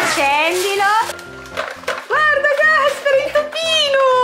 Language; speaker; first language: Italian; native; Italian